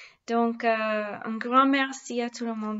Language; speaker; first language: French; non-native, fluent; English